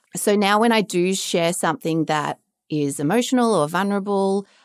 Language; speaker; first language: English; native; English